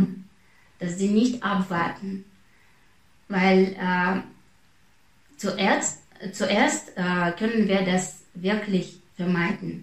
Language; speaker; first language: German; non-native, fluent; Russian